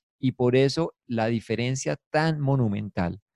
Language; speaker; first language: Spanish; native; Spanish